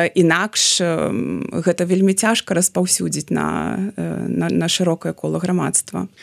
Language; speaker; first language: Belarusian; non-native, local second language; Russian